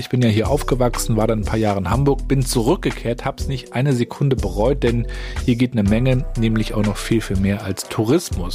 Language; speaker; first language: German; native; German